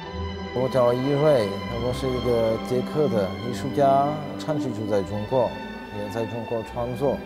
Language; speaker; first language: Chinese; non-native, fluent; Czech